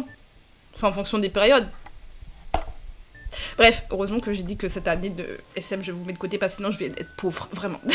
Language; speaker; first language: French; native; French